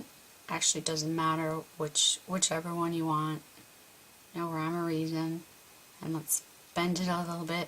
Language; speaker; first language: English; native; English